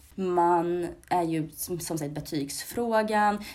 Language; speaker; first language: Swedish; early bilingual, other home language; Hungarian